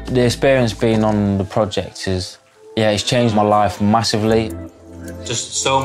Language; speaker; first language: English; native; English